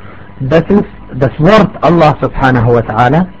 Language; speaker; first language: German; non-native, fluent; Arabic